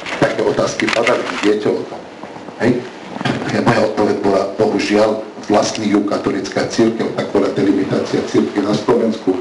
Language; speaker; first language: Slovak; early bilingual, heritage; Arabic